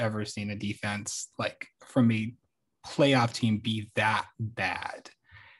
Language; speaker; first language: English; native; English